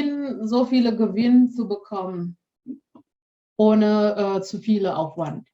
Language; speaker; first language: German; non-native, fluent; Indonesian